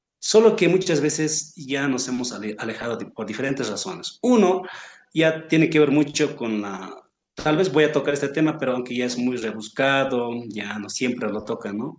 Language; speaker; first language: Spanish; non-native, local second language; Aymara